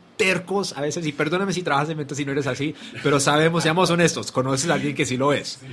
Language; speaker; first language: Spanish; native; Spanish